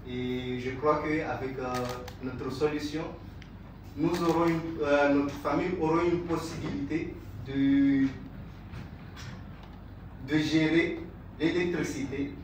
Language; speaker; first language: French; non-native, local second language; Ngazidja Comorian